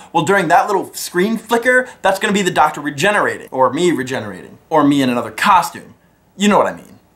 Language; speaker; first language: English; native; English